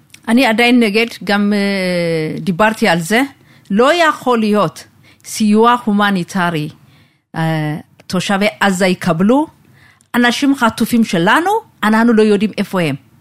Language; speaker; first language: Hebrew; non-native, fluent; Amharic